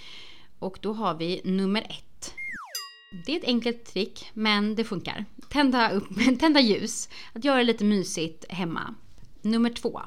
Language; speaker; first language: Swedish; native; Swedish